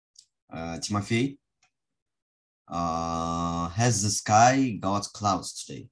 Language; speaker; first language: English; non-native, fluent; Russian